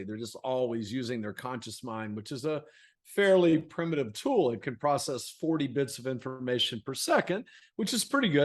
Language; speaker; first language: English; native; English